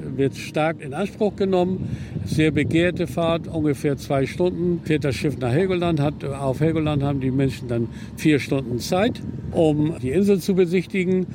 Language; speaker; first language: German; native; German